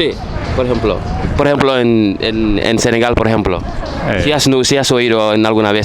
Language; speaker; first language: Spanish; non-native, fluent; Fula